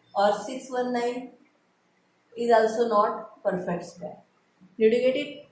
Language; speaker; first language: English; non-native, local second language; Marathi